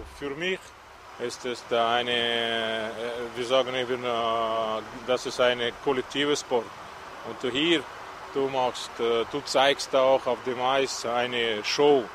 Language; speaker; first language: German; non-native, learner; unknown